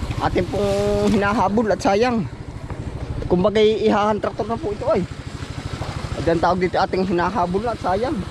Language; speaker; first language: Filipino; native; Filipino